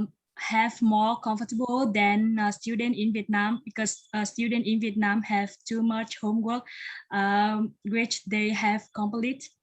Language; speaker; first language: English; non-native, learner; Vietnamese